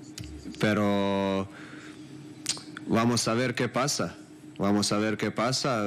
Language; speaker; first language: Spanish; non-native, fluent; Croatian